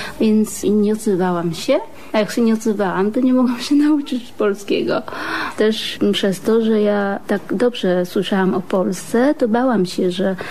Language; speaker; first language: Polish; early bilingual, other home language; Vietnamese